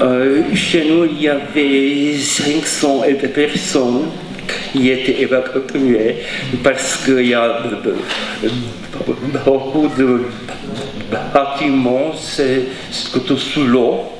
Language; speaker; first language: French; non-native, fluent; Czech